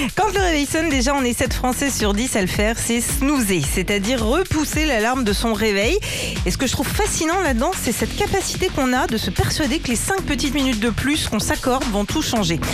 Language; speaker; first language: French; native; French